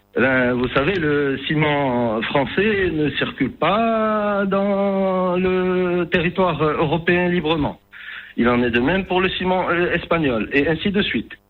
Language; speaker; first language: French; non-native, local second language; Arabic